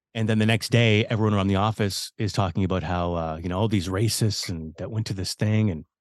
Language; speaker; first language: English; native; English